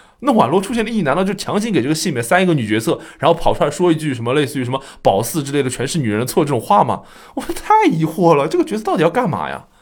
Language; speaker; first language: Chinese; native; Chinese